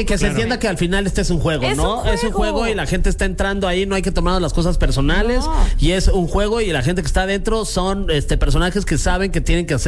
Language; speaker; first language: Spanish; native; Spanish